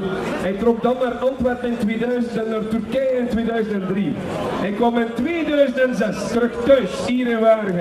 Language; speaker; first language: Dutch; native; Dutch